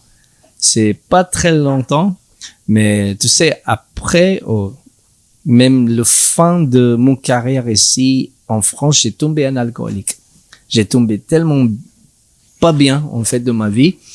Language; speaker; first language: French; non-native, learner; English